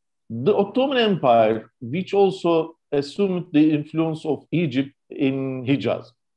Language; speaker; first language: English; non-native, fluent; Turkish